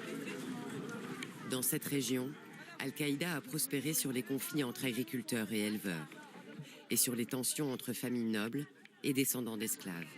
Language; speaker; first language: French; native; French